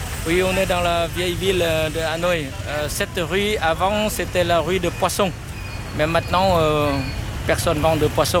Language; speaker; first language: French; non-native, fluent; Vietnamese